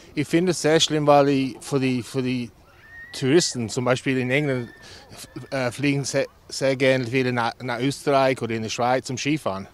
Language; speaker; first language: German; non-native, fluent; English